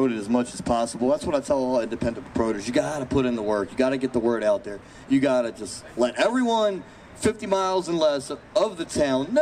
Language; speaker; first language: English; native; English